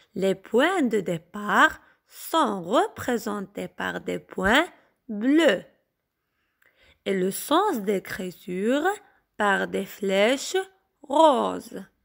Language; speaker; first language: French; non-native, local second language; Arabic